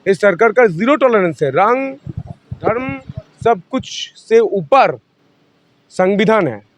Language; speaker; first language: Hindi; non-native, local second language; Bangla